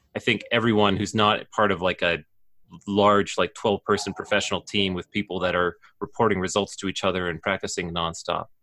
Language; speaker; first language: English; native; English